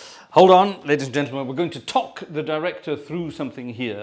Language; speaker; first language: English; native; English